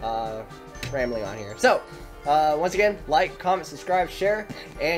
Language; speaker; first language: English; native; English